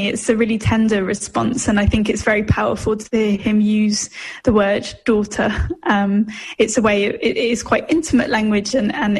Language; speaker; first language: English; native; English